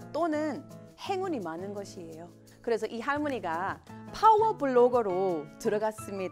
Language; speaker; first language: Korean; non-native, fluent; English